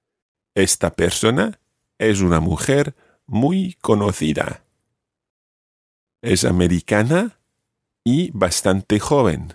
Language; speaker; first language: Spanish; non-native, fluent; English